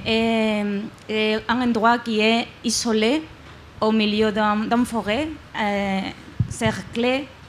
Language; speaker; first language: French; non-native, learner; Spanish